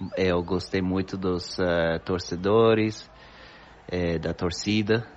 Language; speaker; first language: Portuguese; non-native, fluent; English